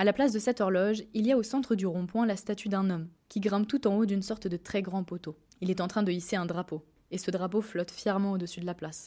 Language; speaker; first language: French; native; French